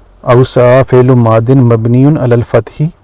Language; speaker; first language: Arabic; non-native, fluent; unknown